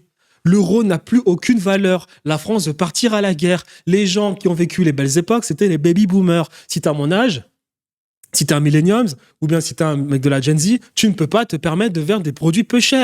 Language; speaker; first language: French; native; French